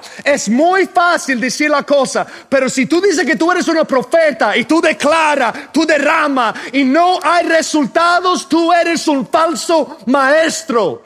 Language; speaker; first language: Spanish; non-native, fluent; English